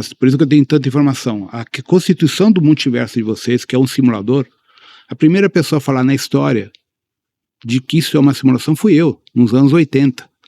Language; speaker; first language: Portuguese; early bilingual, other home language; Spanish